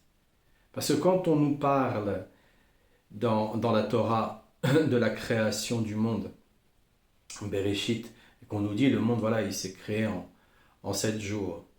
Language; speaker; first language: French; native; French